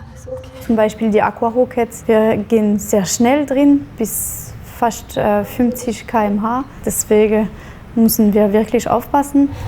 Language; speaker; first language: German; non-native, fluent; French